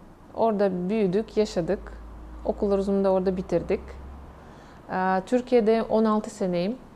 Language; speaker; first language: Turkish; non-native, fluent; Russian